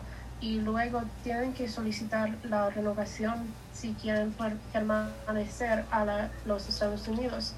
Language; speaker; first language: Spanish; non-native, learner; English